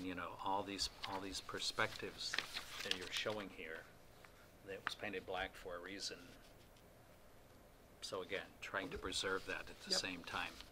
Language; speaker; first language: English; native; English